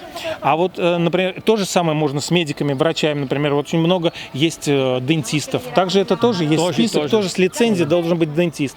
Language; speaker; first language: Russian; native; Russian